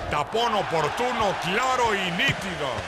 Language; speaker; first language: Spanish; native; Spanish